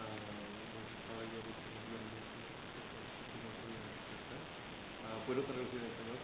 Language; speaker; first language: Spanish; non-native, fluent; French